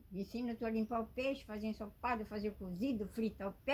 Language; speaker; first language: Portuguese; native; Portuguese